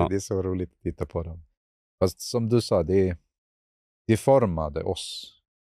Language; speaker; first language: Swedish; non-native, fluent; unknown